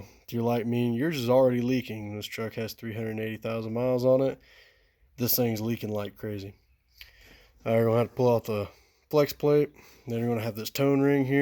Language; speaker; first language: English; native; English